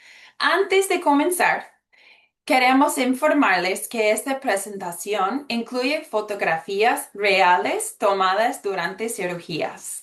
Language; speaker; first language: Spanish; early bilingual, heritage; Spanish